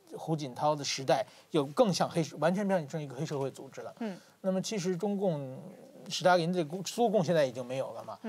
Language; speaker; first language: Chinese; native; Chinese